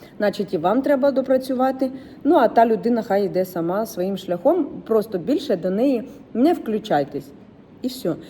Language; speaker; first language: Ukrainian; non-native, local second language; Russian